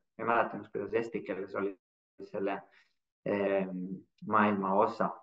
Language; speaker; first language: Estonian; non-native, fluent; Spanish